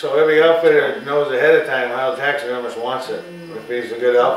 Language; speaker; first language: English; native; English